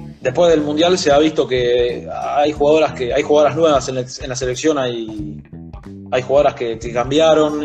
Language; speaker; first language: Spanish; native; Spanish